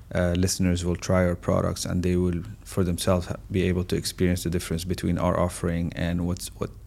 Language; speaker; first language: English; non-native, fluent; Arabic